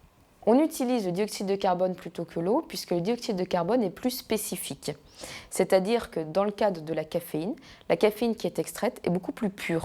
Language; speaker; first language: French; native; French